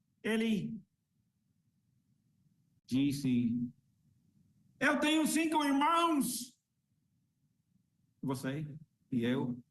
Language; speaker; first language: Portuguese; non-native, fluent; English